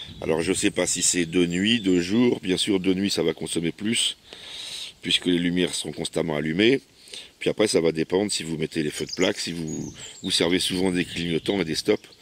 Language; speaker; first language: French; native; French